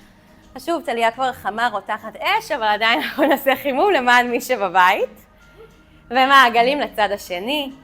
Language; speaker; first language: Hebrew; native; Hebrew